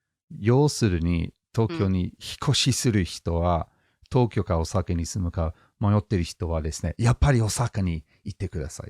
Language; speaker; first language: Japanese; non-native, fluent; English